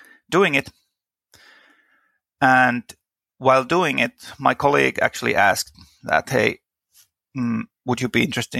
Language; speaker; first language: English; non-native, fluent; Finnish